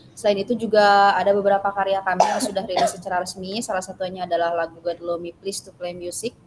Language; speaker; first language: Indonesian; native; Indonesian